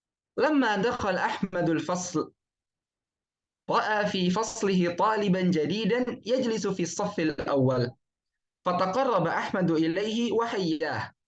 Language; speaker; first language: Arabic; non-native, fluent; Indonesian